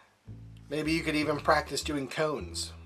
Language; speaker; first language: English; native; English